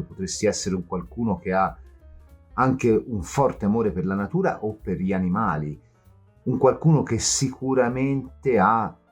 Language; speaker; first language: Italian; native; Italian